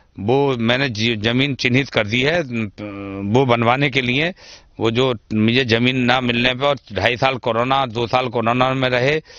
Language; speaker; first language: Hindi; native; Hindi